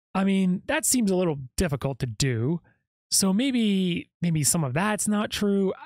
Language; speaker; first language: English; native; English